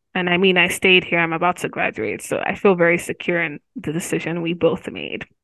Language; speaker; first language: English; non-native, local second language; Yoruba